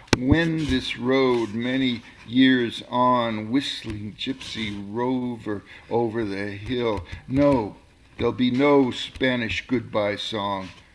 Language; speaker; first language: English; native; English